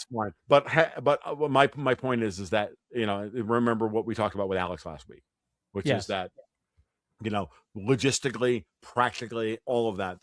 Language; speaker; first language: English; native; English